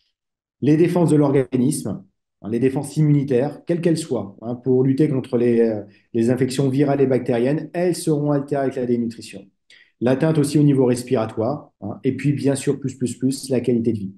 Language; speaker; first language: French; native; French